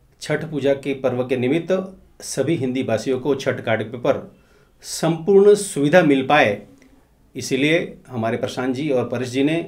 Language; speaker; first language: Hindi; non-native, local second language; Marathi